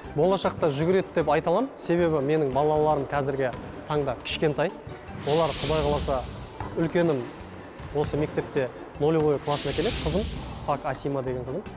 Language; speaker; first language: Kazakh; non-native, local second language; Russian